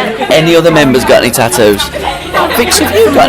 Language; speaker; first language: English; native; English